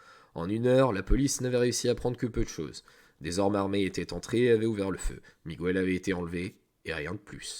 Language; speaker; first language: French; native; French